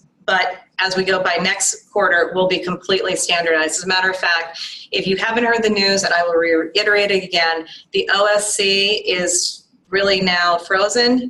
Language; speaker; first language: English; native; English